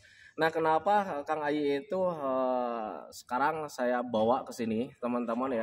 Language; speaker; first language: Indonesian; native; Indonesian